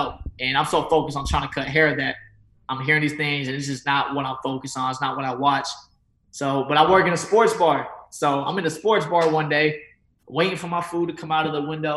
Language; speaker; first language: English; native; English